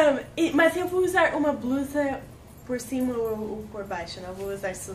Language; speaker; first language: Portuguese; non-native, fluent; English